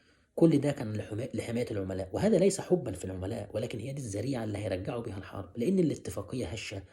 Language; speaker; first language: Arabic; native; Arabic